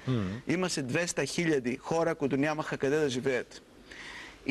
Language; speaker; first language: Bulgarian; non-native, fluent; Greek